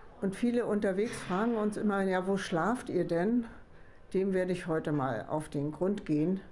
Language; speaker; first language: German; native; German